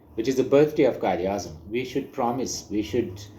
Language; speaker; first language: English; non-native, local second language; Urdu